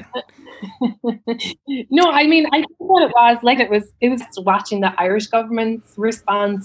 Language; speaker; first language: English; native; English